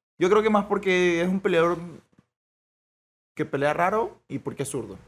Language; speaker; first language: Spanish; native; Spanish